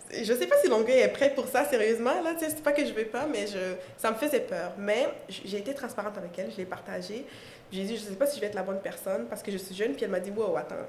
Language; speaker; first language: French; non-native, local second language; Mossi